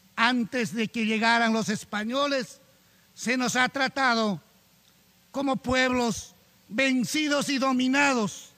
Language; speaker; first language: Spanish; non-native, local second language; Quechua